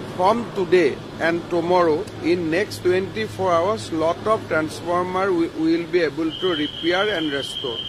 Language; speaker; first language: English; non-native, local second language; Assamese